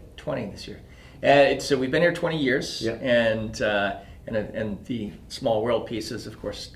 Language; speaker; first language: English; native; English